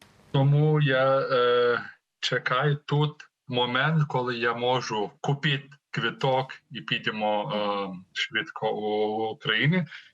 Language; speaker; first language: Ukrainian; non-native, learner; Lithuanian